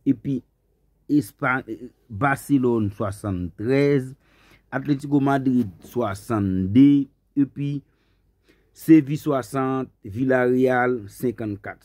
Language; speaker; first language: French; non-native, learner; Haitian Creole